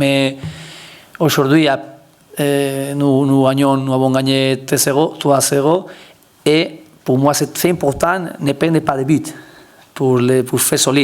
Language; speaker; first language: French; non-native, learner; Spanish